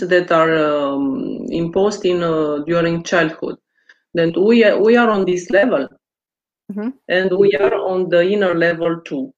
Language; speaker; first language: English; non-native, fluent; Romanian